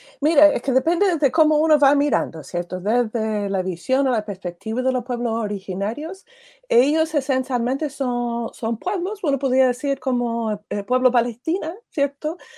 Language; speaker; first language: Spanish; non-native, fluent; English